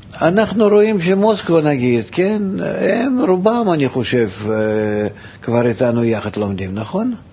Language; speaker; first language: Hebrew; non-native, fluent; Russian